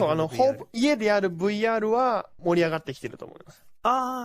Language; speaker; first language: Japanese; native; Japanese